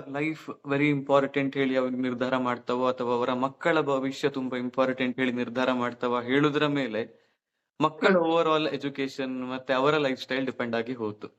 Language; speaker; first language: Kannada; native; Kannada